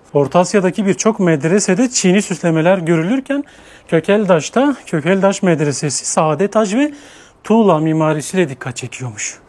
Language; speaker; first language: Turkish; native; Turkish